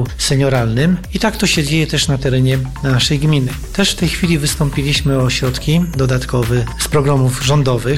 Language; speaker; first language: Polish; native; Polish